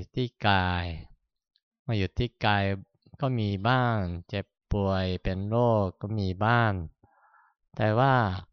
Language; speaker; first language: Thai; non-native, fluent; Japanese